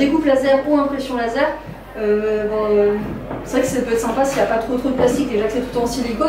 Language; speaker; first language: French; native; French